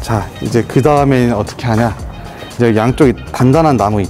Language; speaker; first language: Korean; native; Korean